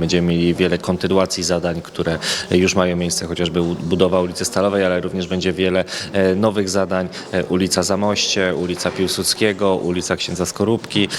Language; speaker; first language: Polish; native; Polish